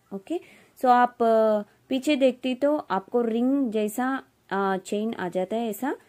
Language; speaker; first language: Hindi; non-native, local second language; Telugu